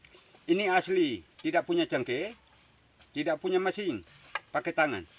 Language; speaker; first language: Indonesian; non-native, local second language; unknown